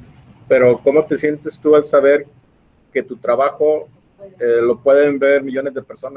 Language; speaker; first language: Spanish; native; Spanish